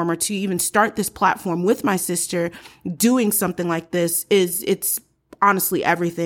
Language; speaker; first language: English; early bilingual, other home language; Haitian Creole